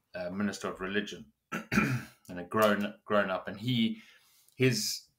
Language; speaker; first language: English; native; English